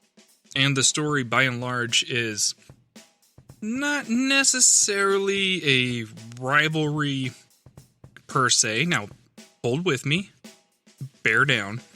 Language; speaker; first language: English; native; English